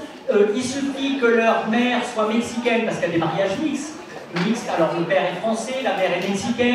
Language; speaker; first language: French; native; French